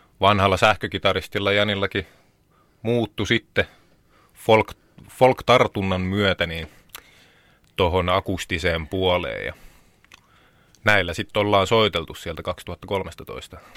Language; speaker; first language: Finnish; native; Finnish